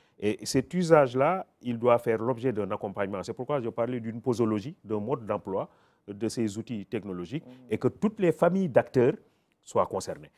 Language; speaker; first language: French; non-native, local second language; Wolof